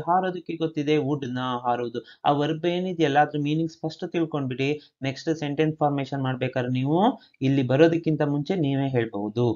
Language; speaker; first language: Kannada; native; Kannada